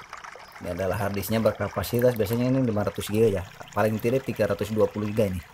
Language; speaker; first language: Indonesian; native; Indonesian